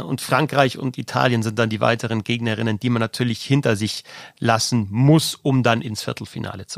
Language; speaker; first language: German; native; German